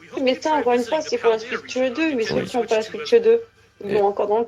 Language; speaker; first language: French; native; French